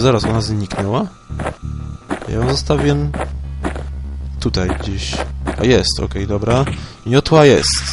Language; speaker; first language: Polish; native; Polish